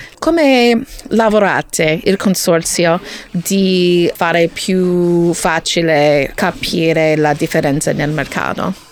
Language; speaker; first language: Italian; non-native, learner; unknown